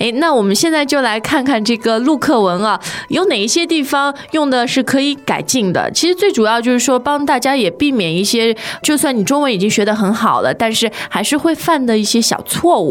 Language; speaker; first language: Chinese; native; Chinese